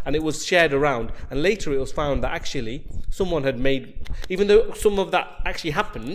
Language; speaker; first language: English; native; English